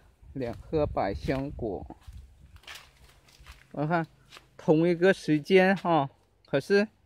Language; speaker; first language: Chinese; early bilingual, heritage; Chinese